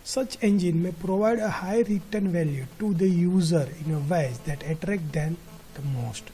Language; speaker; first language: English; non-native, local second language; Gujarati